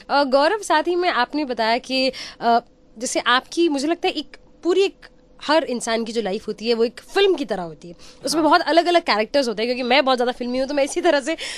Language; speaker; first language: Hindi; native; Hindi